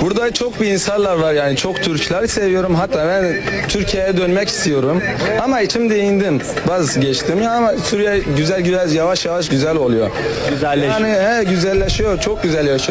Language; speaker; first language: Turkish; non-native, learner; Arabic